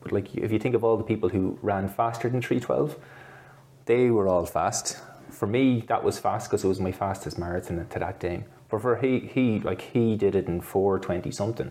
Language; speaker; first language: English; native; English